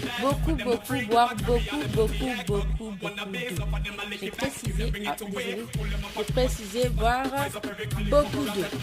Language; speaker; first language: French; native; French